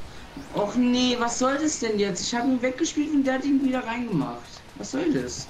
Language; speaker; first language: German; native; German